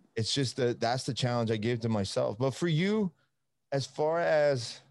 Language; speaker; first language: English; non-native, fluent; Italian